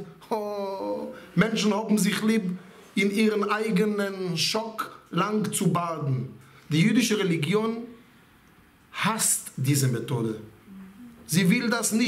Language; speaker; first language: German; non-native, fluent; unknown